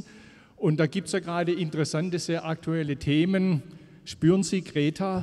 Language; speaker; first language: German; native; German